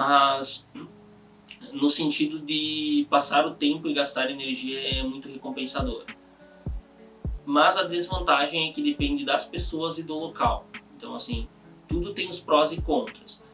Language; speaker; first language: Portuguese; native; Portuguese